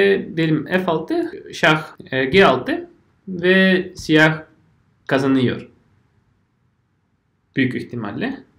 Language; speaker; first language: Turkish; non-native, fluent; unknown